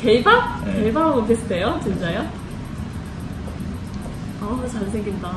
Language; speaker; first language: Korean; non-native, fluent; Vietnamese